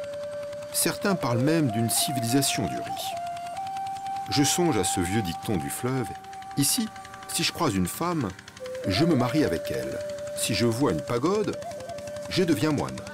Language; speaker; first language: French; native; French